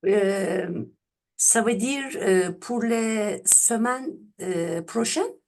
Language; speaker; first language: French; non-native, learner; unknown